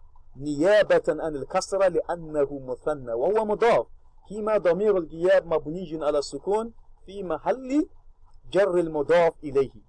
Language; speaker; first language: Arabic; non-native, fluent; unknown